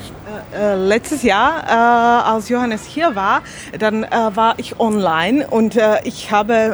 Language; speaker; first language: German; non-native, learner; Slovak